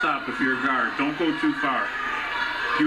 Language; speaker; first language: English; native; English